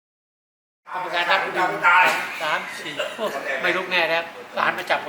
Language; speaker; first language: Thai; native; Thai